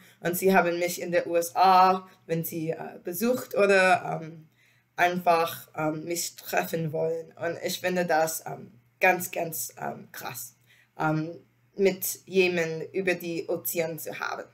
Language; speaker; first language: German; non-native, learner; English